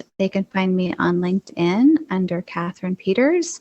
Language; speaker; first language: English; native; English